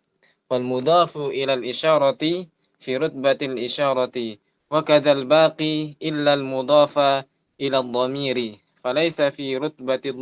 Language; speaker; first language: Arabic; non-native, learner; Indonesian